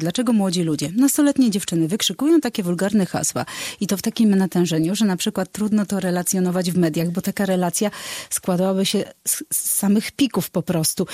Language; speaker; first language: Polish; native; Polish